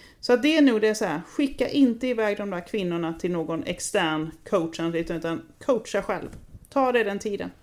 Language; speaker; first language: Swedish; native; Swedish